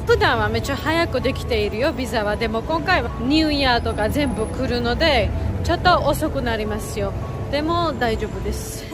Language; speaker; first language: Japanese; non-native, learner; Georgian